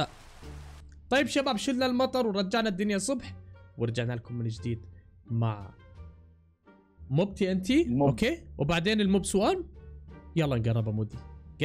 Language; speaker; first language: Arabic; native; Arabic